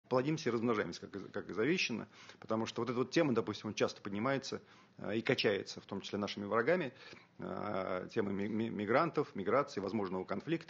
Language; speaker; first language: Russian; native; Russian